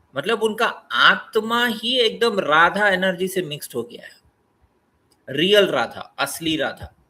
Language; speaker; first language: Hindi; non-native, local second language; Telugu